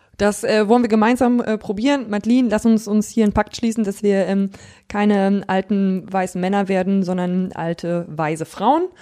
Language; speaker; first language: German; native; German